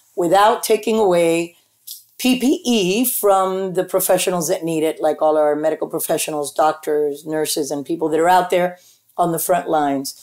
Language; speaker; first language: English; early bilingual, other home language; Spanish